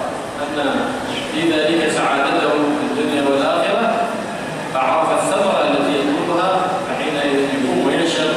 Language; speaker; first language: Arabic; native; Arabic